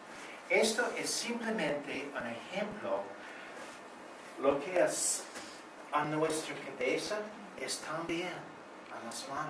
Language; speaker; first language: Spanish; non-native, learner; English